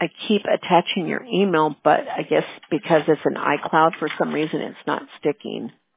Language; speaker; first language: English; early bilingual, other home language; Spanish